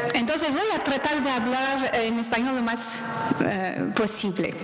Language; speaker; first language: Spanish; non-native, fluent; French